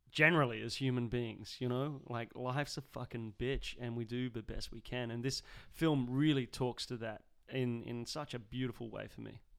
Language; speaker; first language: English; native; English